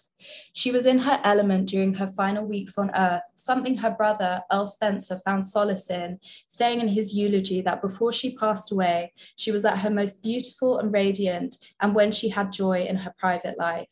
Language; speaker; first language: English; native; English